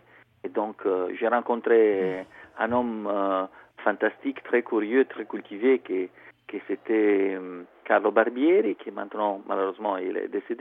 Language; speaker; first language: French; non-native, fluent; Italian